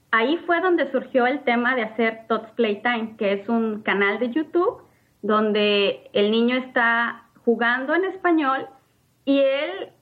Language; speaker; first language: Spanish; native; Spanish